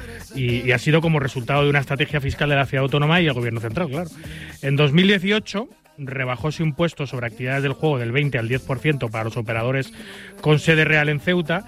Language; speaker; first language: Spanish; native; Spanish